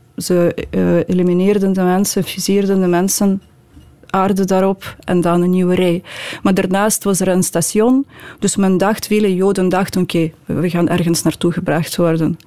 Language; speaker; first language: Dutch; non-native, fluent; Ukrainian